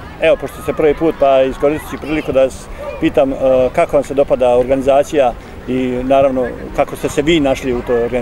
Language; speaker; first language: Serbian; native; Serbian